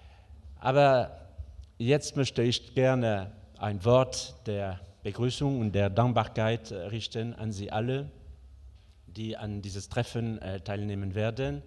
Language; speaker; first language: German; non-native, fluent; French